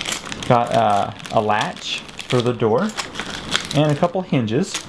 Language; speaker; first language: English; native; English